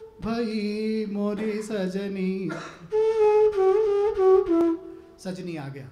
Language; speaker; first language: Hindi; native; Hindi